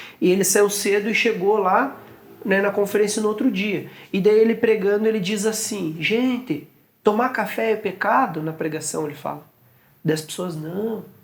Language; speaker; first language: Portuguese; native; Portuguese